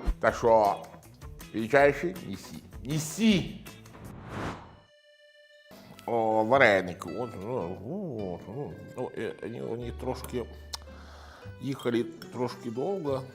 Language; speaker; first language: Ukrainian; non-native, learner; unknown